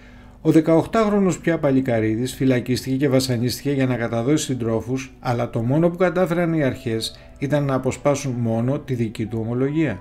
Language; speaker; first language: Greek; native; Greek